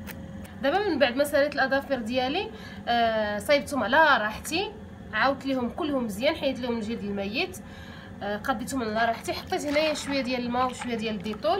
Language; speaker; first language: Arabic; native; Arabic